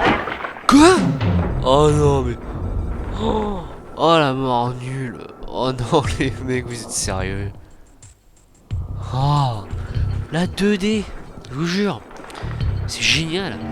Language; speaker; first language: French; native; French